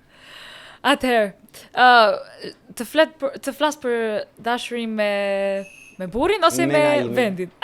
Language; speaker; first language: Albanian; non-native, learner; English